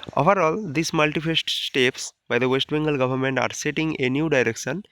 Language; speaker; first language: English; non-native, local second language; Bangla